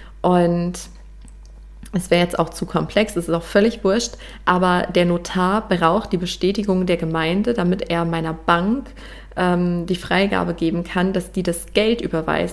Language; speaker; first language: German; native; German